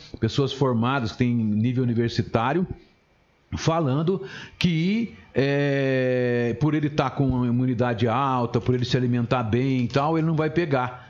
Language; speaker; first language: Portuguese; native; Portuguese